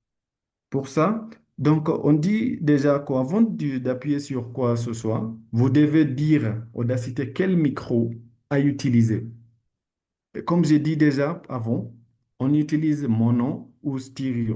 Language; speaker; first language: French; non-native, learner; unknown